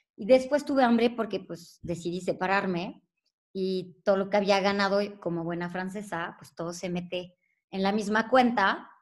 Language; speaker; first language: Spanish; non-native, fluent; French